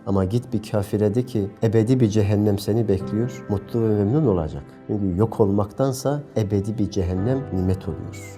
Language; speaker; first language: Turkish; native; Turkish